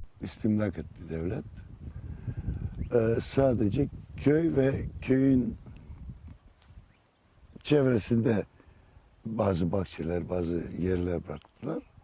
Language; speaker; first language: Turkish; non-native, local second language; Greek